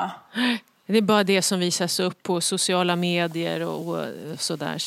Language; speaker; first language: Swedish; native; Swedish